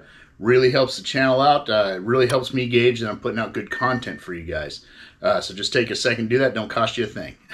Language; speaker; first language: English; native; English